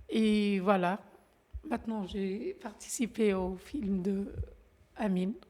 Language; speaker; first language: French; non-native, local second language; Arabic